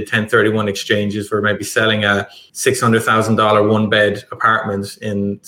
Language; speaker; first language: English; native; English